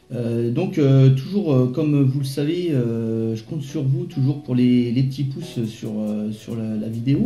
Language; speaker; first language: French; native; French